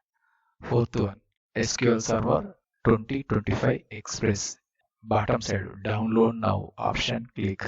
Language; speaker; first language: English; non-native, learner; Telugu